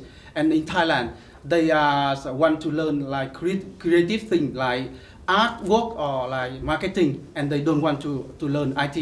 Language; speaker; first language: English; non-native, fluent; Vietnamese